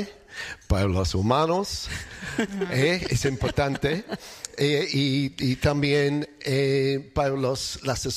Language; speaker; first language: Spanish; non-native, learner; English